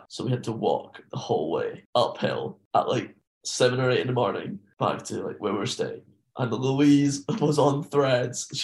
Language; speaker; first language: English; native; English